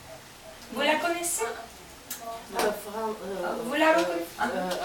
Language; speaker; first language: French; non-native, fluent; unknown